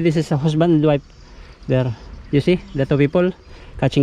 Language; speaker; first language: English; non-native, local second language; Filipino